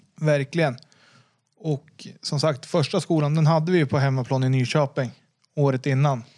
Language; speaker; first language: Swedish; native; Swedish